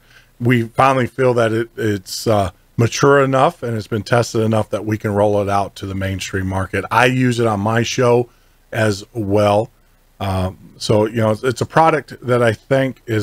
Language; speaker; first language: English; native; English